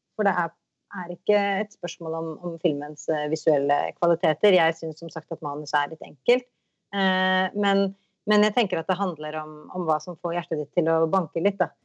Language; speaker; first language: Norwegian; native; Norwegian